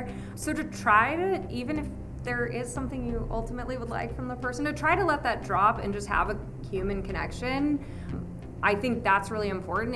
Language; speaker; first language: English; native; English